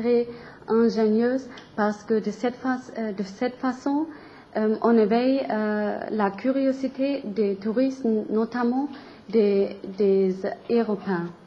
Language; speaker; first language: French; non-native, learner; German